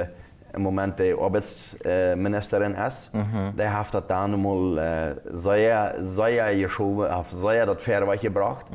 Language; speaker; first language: German; non-native, local second language; Plautdietsch